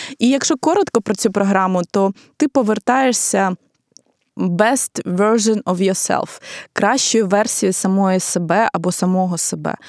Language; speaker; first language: Ukrainian; native; Ukrainian